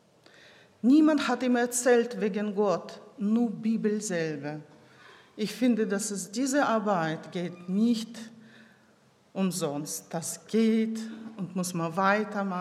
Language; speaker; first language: German; non-native, local second language; Russian